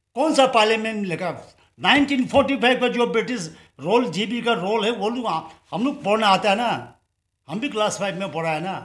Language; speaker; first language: Hindi; non-native, local second language; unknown